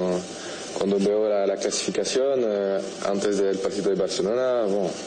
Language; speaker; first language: Spanish; non-native, fluent; French